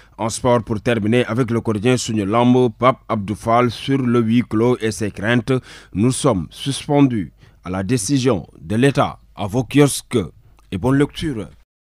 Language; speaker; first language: French; non-native, local second language; Wolof